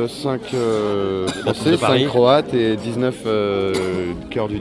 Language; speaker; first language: French; native; French